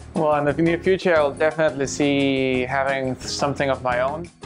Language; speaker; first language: English; non-native, fluent; Spanish